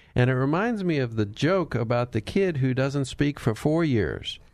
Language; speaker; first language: English; native; English